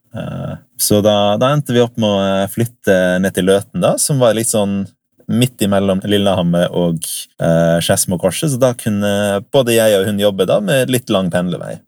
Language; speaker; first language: Norwegian; early bilingual, other home language; English